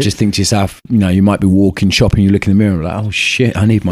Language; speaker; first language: English; native; English